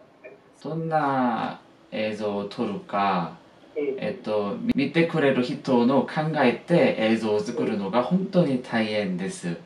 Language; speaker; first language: Japanese; non-native, fluent; Korean